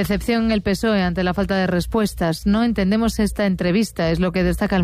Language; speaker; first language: Spanish; native; Spanish